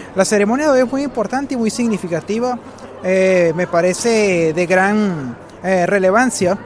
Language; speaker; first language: Spanish; native; Spanish